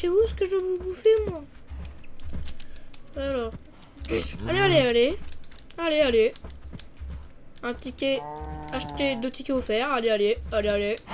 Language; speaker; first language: French; native; French